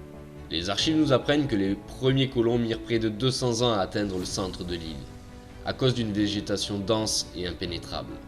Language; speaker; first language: French; native; French